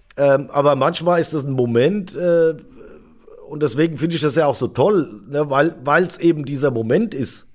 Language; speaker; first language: German; native; German